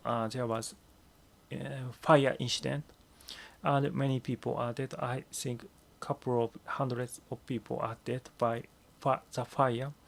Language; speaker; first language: English; non-native, learner; Japanese